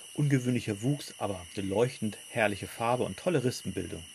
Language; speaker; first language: German; native; German